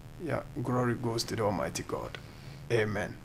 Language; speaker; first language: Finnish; non-native, learner; Akan